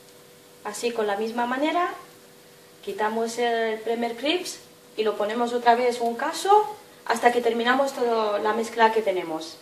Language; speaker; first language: Spanish; non-native, fluent; Arabic